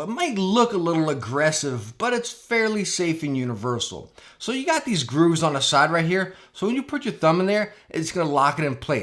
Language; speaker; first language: English; native; English